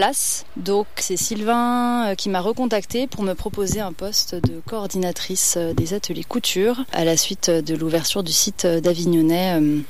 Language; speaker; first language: French; native; French